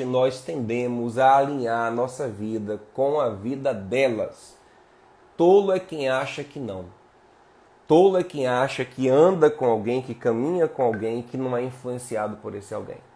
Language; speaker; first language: Portuguese; native; Portuguese